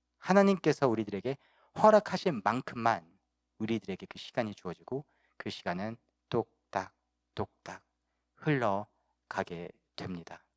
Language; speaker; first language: Korean; early bilingual, heritage; Korean